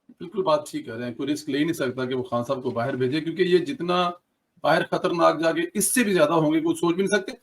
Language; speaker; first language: Urdu; non-native, local second language; Punjabi